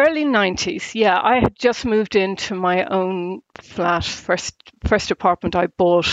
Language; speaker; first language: English; native; English